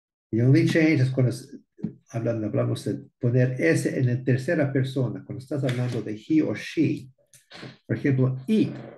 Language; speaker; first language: Spanish; early bilingual, heritage; Spanish